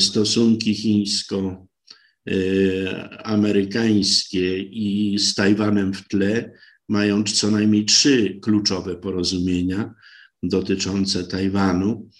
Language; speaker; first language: Polish; native; Polish